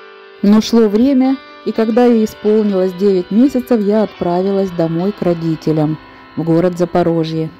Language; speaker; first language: Russian; native; Russian